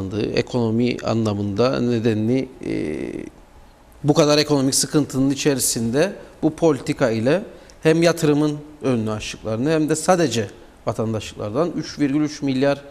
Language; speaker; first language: Turkish; native; Turkish